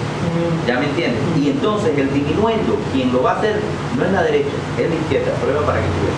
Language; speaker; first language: Spanish; native; Spanish